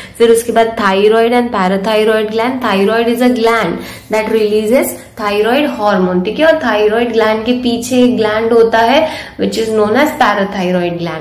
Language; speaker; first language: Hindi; native; Hindi